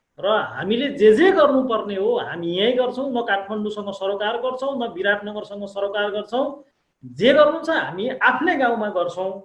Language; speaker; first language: Nepali; non-native, local second language; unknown